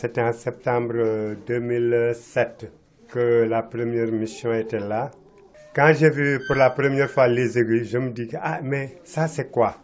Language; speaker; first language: French; non-native, local second language; Wolof